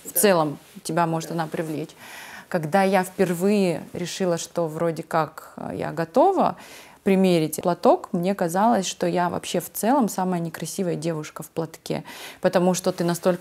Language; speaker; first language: Russian; non-native, local second language; Ossetic